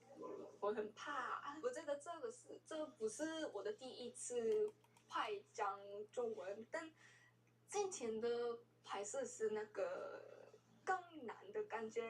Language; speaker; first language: Chinese; non-native, learner; Korean